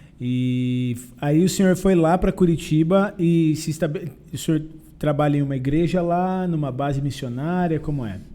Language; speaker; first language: Portuguese; native; Portuguese